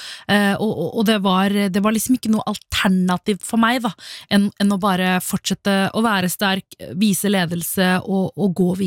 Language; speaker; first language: Norwegian; early bilingual, other home language; Tamil